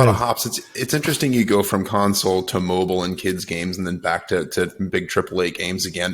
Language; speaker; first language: English; native; English